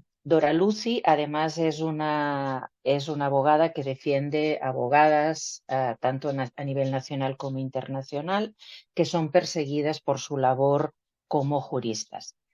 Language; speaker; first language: Spanish; native; Spanish